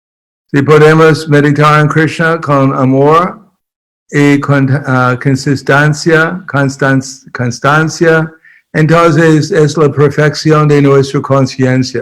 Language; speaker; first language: Spanish; non-native, fluent; English